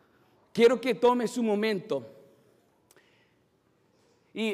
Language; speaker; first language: Spanish; non-native, fluent; English